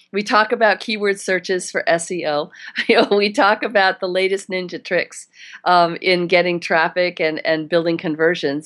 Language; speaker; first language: English; native; English